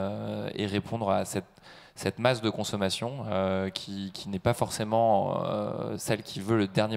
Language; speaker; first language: French; native; French